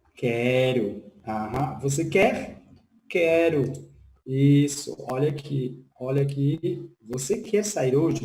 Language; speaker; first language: Portuguese; non-native, fluent; Spanish